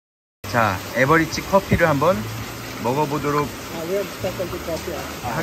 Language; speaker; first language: Korean; native; Korean